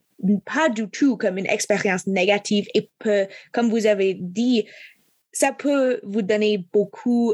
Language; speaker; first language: French; non-native, local second language; English